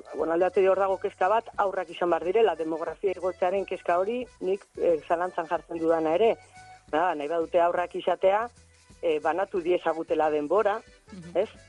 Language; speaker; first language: Basque; native; Basque